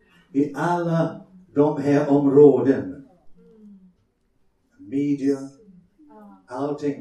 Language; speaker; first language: Swedish; non-native, fluent; English